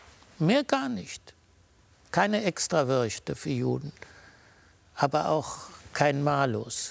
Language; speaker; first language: German; early bilingual, heritage; German